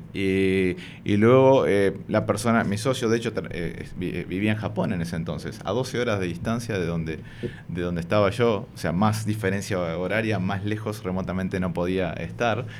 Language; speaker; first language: Spanish; native; Spanish